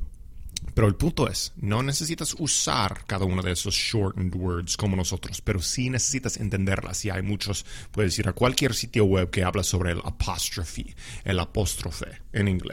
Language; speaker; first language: Spanish; non-native, fluent; English